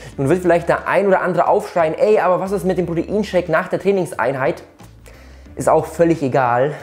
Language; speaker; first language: German; early bilingual, other home language; Polish